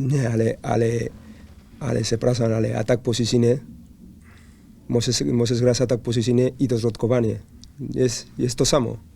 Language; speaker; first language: Polish; non-native, learner; Spanish